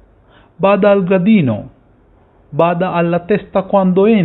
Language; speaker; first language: Italian; non-native, fluent; Sinhala